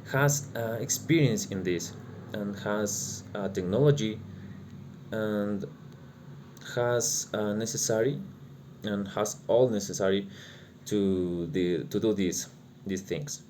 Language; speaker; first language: English; non-native, learner; Spanish